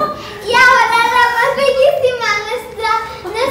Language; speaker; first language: Spanish; native; Spanish